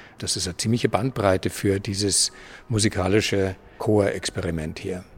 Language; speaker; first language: German; native; German